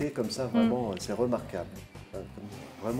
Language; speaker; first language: French; native; French